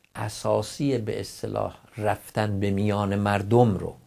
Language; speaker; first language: Persian; non-native, local second language; Kurdish